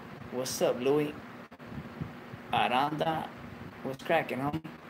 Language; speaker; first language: English; early bilingual, other home language; Spanish